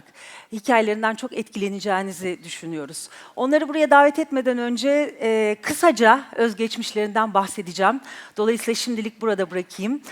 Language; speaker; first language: Turkish; native; Turkish